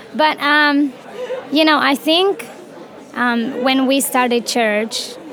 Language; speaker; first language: English; non-native, fluent; Romanian